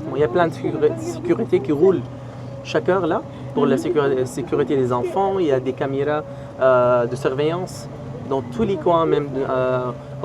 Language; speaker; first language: French; non-native, learner; Arabic